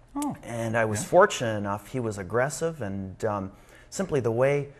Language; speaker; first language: English; native; English